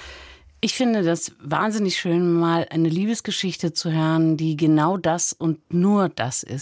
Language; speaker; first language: German; native; German